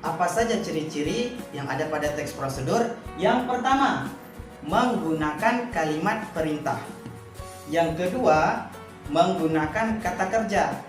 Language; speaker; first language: Indonesian; native; Indonesian